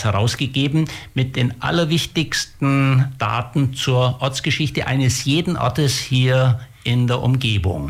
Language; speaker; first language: German; native; German